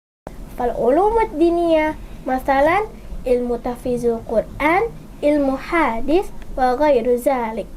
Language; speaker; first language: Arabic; non-native, learner; Indonesian